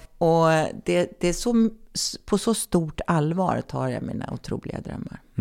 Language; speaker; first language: Swedish; native; Swedish